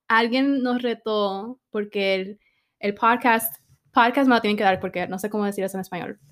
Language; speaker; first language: Spanish; early bilingual, heritage; Spanish